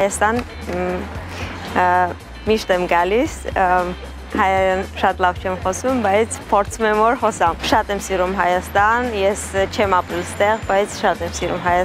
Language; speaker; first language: Armenian; non-native, learner; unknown